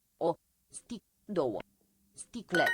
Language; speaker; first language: Romanian; non-native, learner; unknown